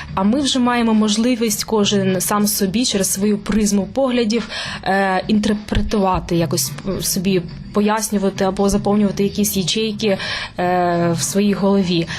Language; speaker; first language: Ukrainian; native; Ukrainian